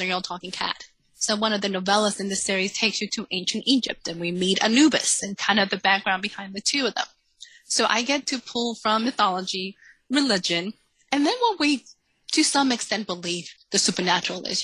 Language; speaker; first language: English; early bilingual, other home language; Spanish